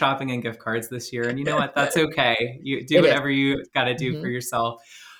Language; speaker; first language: English; native; English